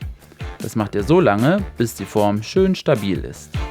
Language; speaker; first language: German; native; German